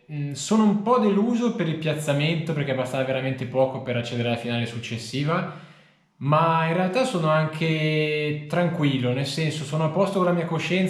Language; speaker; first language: Italian; native; Italian